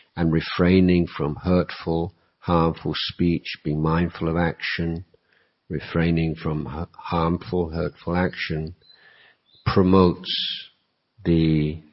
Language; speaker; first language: English; native; English